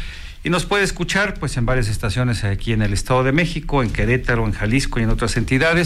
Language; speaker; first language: Spanish; native; Spanish